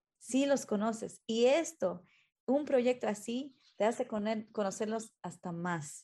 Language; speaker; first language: Spanish; early bilingual, heritage; Spanish